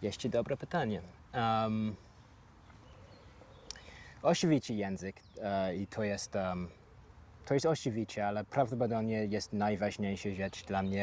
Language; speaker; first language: Polish; non-native, learner; English